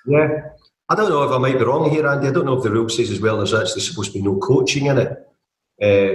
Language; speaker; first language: English; native; English